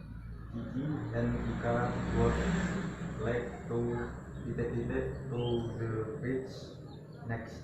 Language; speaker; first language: English; non-native, learner; Indonesian